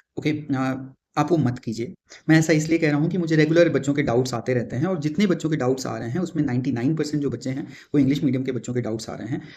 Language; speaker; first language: Hindi; native; Hindi